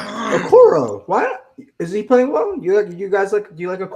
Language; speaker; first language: English; native; English